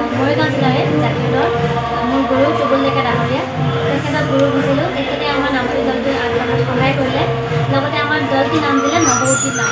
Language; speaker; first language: Assamese; native; Assamese